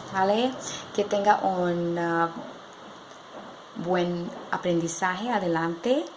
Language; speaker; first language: Spanish; non-native, learner; English